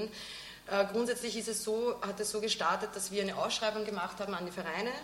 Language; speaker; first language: German; native; German